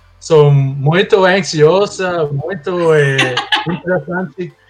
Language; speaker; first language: Portuguese; non-native, learner; English